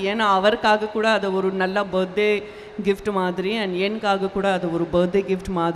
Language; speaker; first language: Tamil; non-native, learner; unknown